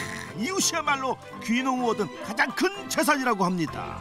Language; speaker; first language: Korean; native; Korean